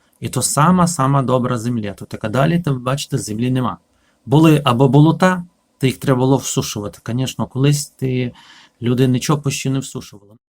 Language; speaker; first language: Ukrainian; native; Ukrainian